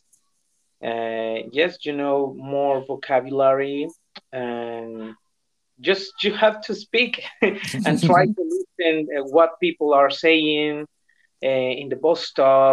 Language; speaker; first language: English; non-native, learner; Spanish